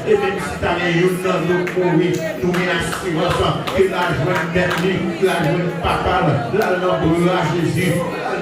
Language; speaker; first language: French; non-native, local second language; Haitian Creole